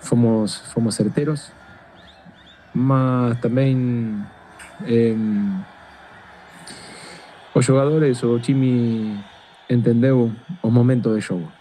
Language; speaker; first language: Portuguese; non-native, fluent; Spanish